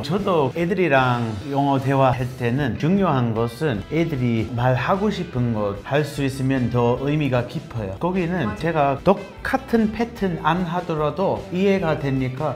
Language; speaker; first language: Korean; non-native, fluent; English